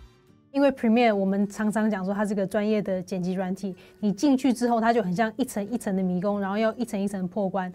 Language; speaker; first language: Chinese; native; Chinese